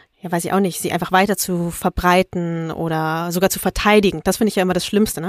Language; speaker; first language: German; early bilingual, other home language; Vietnamese